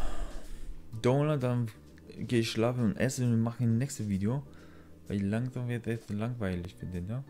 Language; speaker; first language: German; non-native, learner; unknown